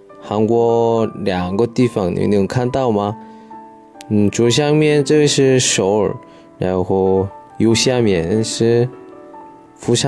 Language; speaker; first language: Chinese; non-native, learner; Korean